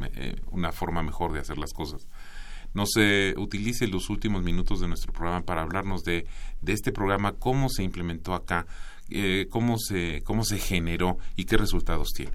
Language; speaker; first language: Spanish; native; Spanish